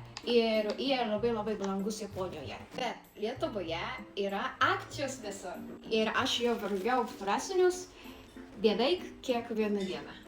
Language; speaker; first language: Lithuanian; non-native, learner; Japanese